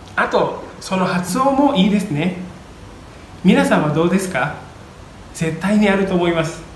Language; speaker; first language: Japanese; non-native, fluent; Indonesian